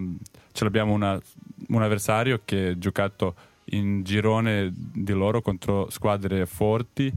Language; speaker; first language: Italian; non-native, learner; Serbian